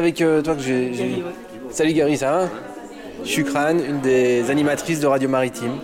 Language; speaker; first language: French; native; French